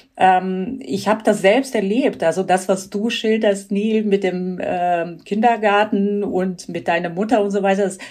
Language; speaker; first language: German; non-native, fluent; Croatian